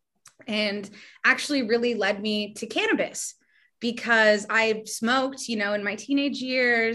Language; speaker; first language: English; native; English